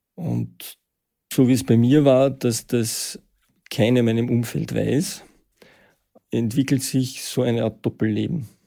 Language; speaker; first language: German; native; German